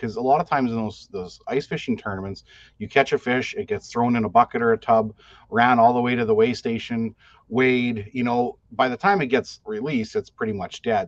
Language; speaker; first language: English; native; English